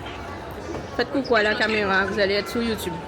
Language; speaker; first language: French; native; French